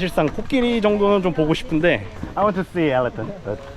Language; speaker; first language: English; non-native, learner; Korean